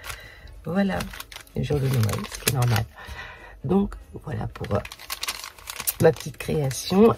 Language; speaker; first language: French; native; French